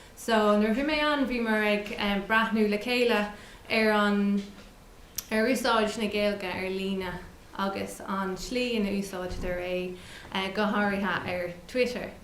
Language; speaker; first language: Irish; non-native, local second language; English